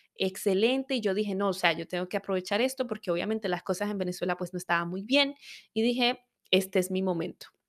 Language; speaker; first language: Spanish; native; Spanish